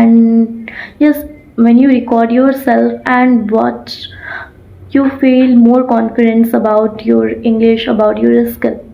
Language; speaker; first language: English; non-native, learner; Odia